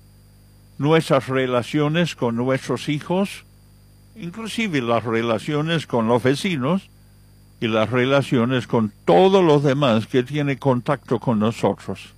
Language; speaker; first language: Spanish; non-native, fluent; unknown